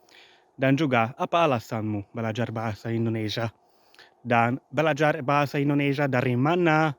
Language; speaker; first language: Indonesian; non-native, fluent; Hungarian